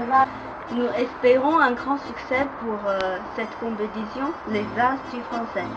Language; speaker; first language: French; non-native, fluent; Chinese